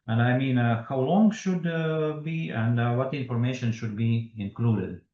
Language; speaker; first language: English; non-native, fluent; Latvian